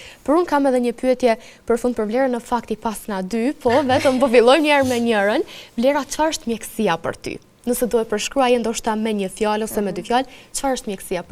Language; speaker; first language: Albanian; native; Albanian